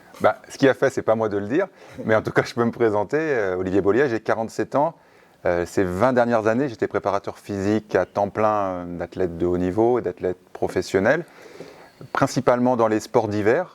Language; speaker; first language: French; native; French